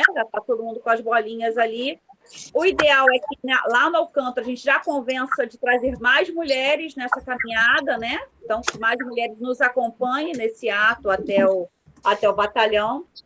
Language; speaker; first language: Portuguese; native; Portuguese